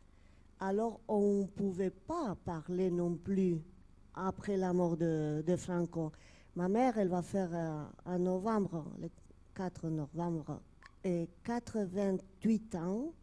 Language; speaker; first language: French; non-native, fluent; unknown